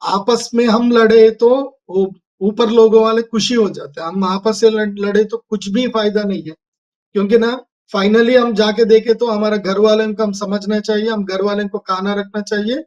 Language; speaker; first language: Hindi; non-native, local second language; Telugu